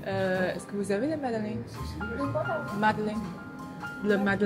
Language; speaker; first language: French; non-native, learner; English